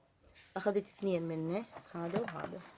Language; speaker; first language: Arabic; native; Arabic